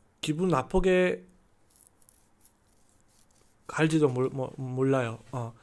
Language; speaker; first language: Korean; non-native, learner; Chinese